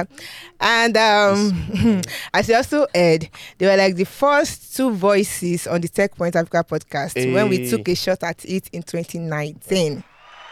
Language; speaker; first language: English; non-native, local second language; Yoruba